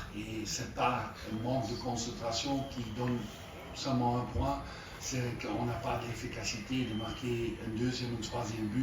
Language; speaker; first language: French; non-native, learner; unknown